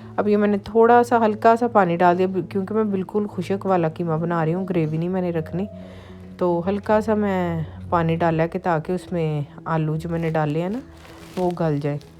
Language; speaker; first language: Urdu; native; Urdu